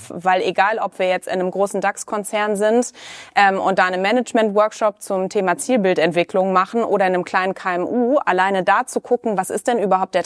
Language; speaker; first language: German; native; German